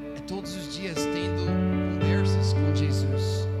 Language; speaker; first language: Portuguese; non-native, fluent; English